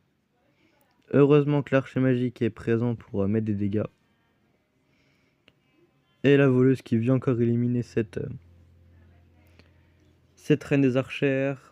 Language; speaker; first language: French; native; French